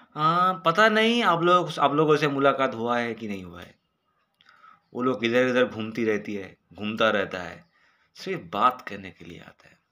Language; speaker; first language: Hindi; non-native, local second language; Bangla